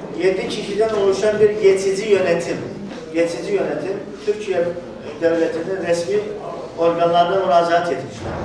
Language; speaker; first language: Turkish; native; Turkish